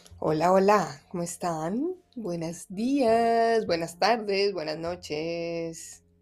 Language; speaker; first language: Spanish; native; Spanish